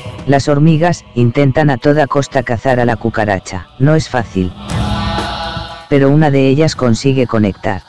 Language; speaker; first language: Spanish; native; Spanish